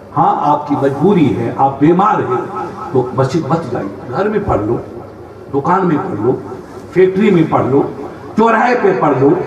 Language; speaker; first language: Urdu; non-native, local second language; Sindhi